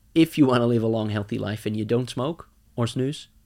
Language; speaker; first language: English; non-native, fluent; Dutch